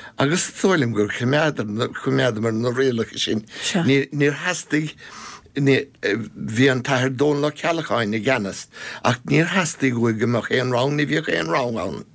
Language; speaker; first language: Irish; non-native, local second language; English